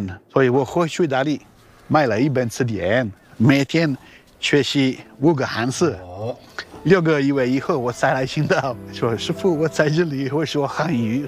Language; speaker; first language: Chinese; non-native, learner; Italian